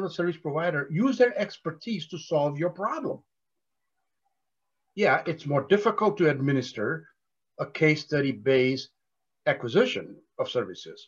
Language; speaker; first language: English; non-native, local second language; Gujarati